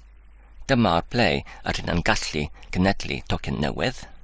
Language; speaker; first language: Welsh; non-native, learner; English